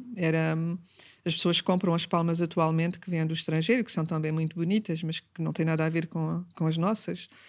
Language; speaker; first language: Portuguese; early bilingual, heritage; Portuguese